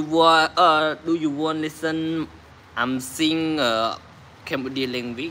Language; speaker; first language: English; non-native, learner; Khmer